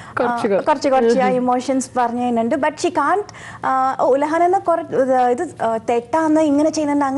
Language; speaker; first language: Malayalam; non-native, local second language; Tamil